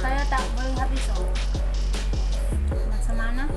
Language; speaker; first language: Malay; non-native, learner; Filipino